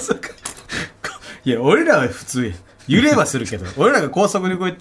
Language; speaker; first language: Japanese; native; Japanese